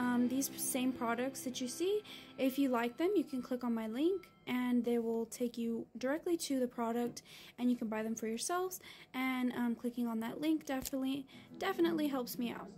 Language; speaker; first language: English; native; English